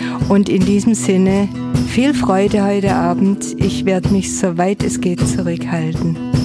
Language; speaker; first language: German; native; German